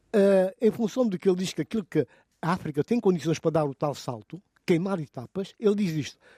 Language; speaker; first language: Portuguese; non-native, local second language; Upper Guinea Crioulo